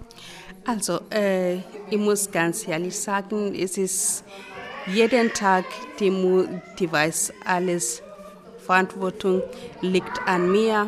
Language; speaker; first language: German; non-native, learner; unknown